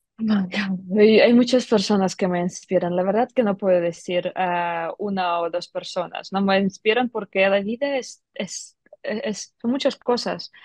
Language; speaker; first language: Spanish; non-native, fluent; Ukrainian